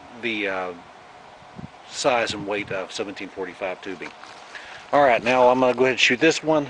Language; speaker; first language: English; native; English